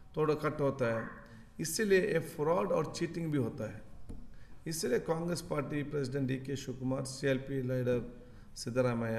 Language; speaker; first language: Hindi; non-native, local second language; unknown